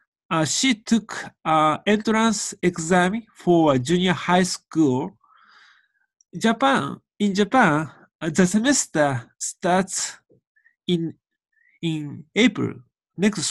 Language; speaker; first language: English; non-native, learner; Japanese